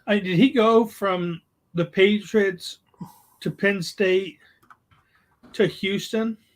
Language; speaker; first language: English; native; English